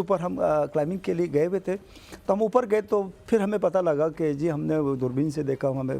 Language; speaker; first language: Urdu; non-native, local second language; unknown